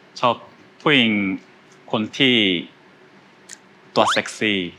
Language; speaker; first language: Thai; non-native, learner; Korean